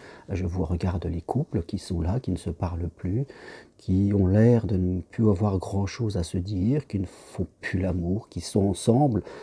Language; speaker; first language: French; native; French